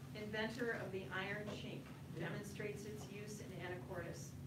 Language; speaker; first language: English; native; English